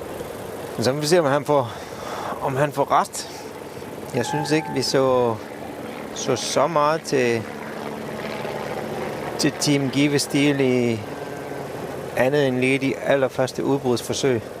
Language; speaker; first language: Danish; native; Danish